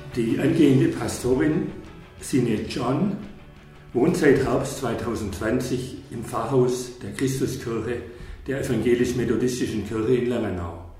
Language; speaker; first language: German; native; German